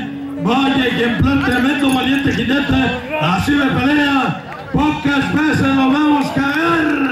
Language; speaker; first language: Spanish; native; Spanish